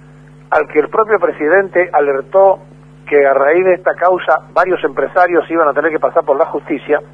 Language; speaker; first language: Spanish; native; Spanish